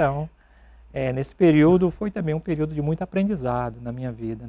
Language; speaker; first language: Portuguese; native; Portuguese